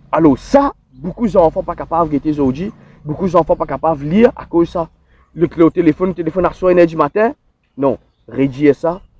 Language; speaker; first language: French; non-native, local second language; Morisyen